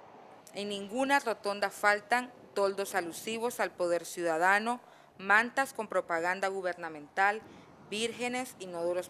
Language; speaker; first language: Spanish; native; Spanish